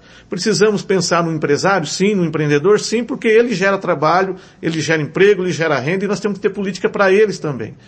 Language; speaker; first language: Portuguese; native; Portuguese